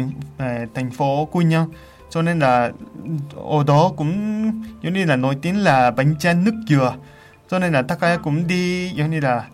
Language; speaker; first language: Vietnamese; non-native, fluent; Japanese